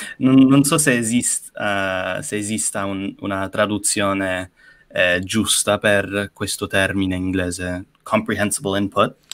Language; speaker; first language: Italian; non-native, fluent; English